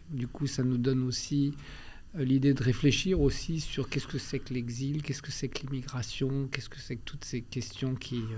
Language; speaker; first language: French; early bilingual, other home language; Albanian